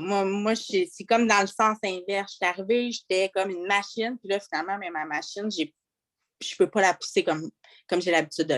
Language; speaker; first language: French; native; French